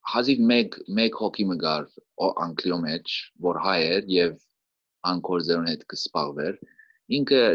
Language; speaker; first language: Armenian; early bilingual, heritage; Armenian